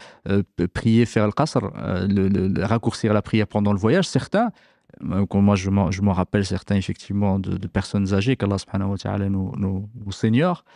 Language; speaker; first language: French; native; French